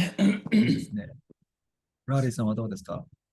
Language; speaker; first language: Japanese; non-native, fluent; English